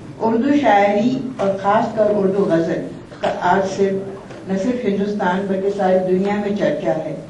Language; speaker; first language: Urdu; native; Urdu